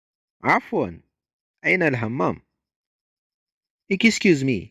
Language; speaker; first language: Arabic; non-native, fluent; Amharic